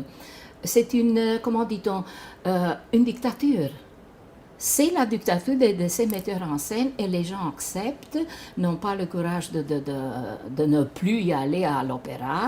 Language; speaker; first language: French; non-native, fluent; Romanian